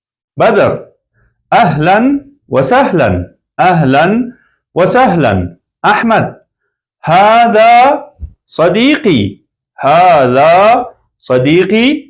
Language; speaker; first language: Arabic; non-native, fluent; Persian